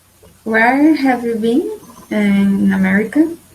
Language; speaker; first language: English; non-native, learner; Portuguese